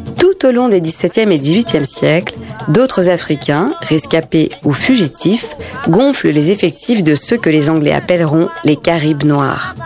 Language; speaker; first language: French; native; French